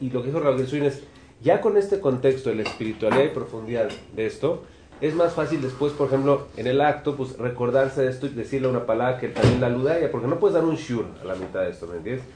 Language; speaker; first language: Spanish; native; Spanish